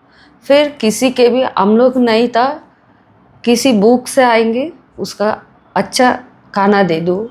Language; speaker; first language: Hindi; non-native, local second language; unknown